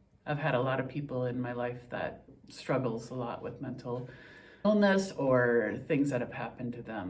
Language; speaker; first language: English; native; English